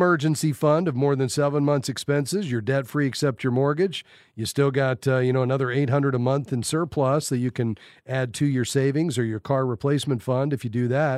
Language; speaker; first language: English; native; English